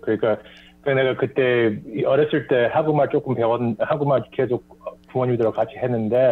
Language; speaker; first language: Korean; early bilingual, heritage; Korean